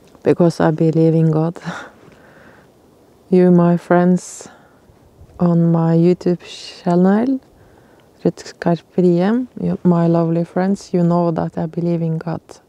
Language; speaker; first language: English; non-native, learner; Norwegian